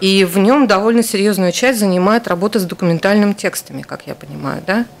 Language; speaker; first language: Russian; native; Russian